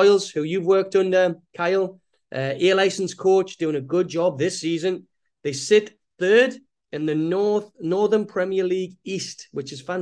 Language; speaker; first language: English; native; English